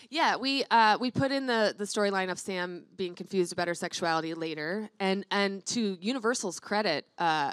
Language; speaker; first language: English; native; English